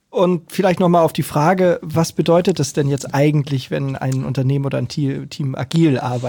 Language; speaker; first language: German; native; German